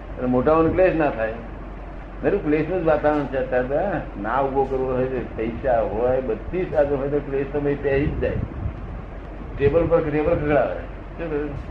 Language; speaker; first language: Gujarati; native; Gujarati